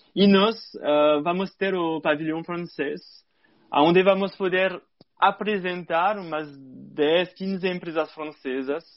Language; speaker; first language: Portuguese; non-native, fluent; French